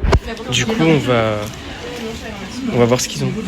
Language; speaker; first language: French; native; French